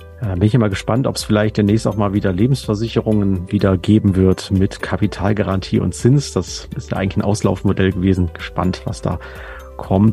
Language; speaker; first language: German; native; German